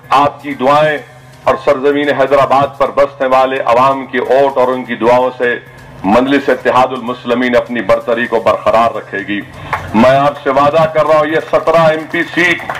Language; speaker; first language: Urdu; native; Urdu